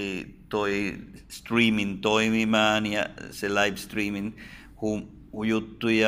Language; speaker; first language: Finnish; non-native, fluent; Spanish